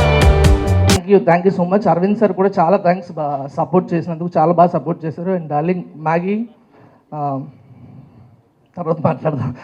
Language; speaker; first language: Telugu; native; Telugu